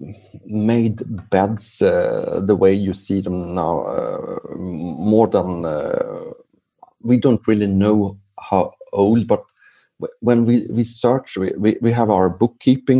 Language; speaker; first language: English; non-native, fluent; Swedish